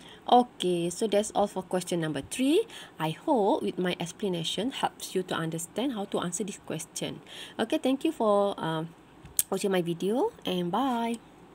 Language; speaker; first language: English; non-native, local second language; Malay